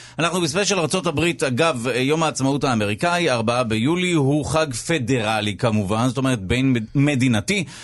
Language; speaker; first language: Hebrew; native; Hebrew